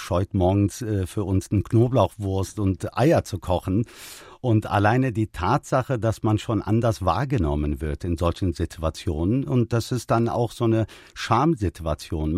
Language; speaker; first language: German; early bilingual, other home language; Turkish